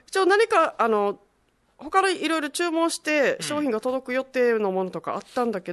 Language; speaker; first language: Japanese; native; Japanese